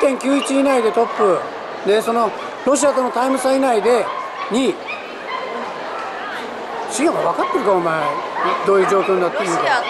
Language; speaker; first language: Japanese; native; Japanese